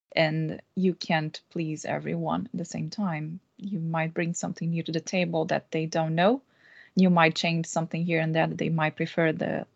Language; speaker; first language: English; non-native, fluent; Portuguese